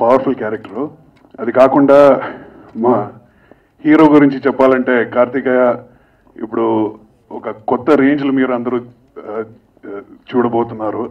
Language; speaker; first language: Telugu; non-native, fluent; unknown